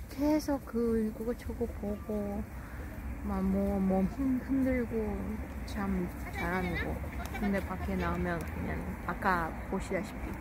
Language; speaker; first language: Korean; non-native, fluent; Russian